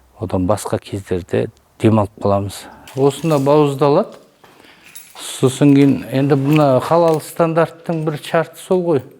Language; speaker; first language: Kazakh; native; Kazakh